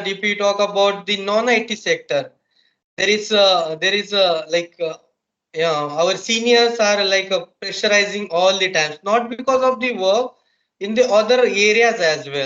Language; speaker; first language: English; non-native, local second language; Marathi